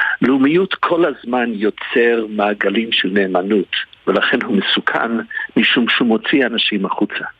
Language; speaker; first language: Hebrew; non-native, fluent; English